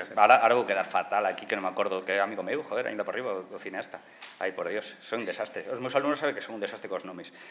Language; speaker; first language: Galician; non-native, local second language; Spanish